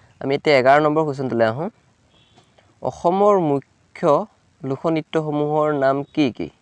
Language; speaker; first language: Assamese; native; Assamese